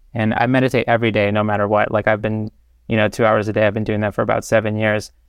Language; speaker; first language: English; native; English